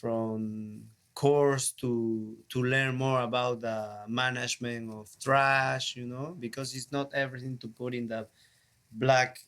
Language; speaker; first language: English; non-native, learner; Spanish